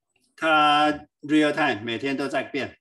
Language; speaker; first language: Chinese; native; Chinese